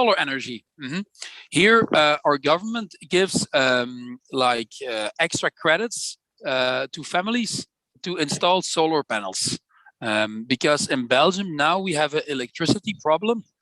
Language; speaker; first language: English; non-native, fluent; Dutch